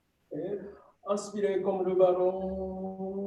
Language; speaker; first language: French; non-native, fluent; Japanese